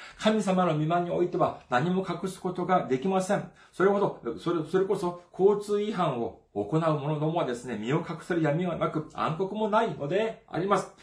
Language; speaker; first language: Japanese; non-native, fluent; Korean